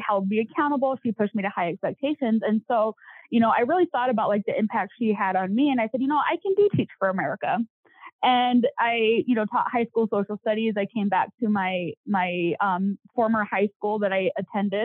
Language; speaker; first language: English; native; English